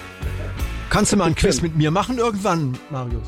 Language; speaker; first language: German; native; German